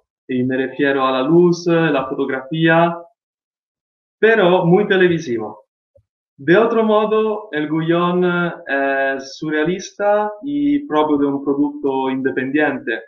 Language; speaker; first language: Spanish; non-native, fluent; Italian